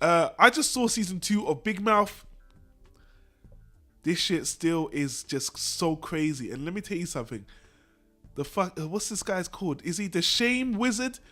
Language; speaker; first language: English; native; English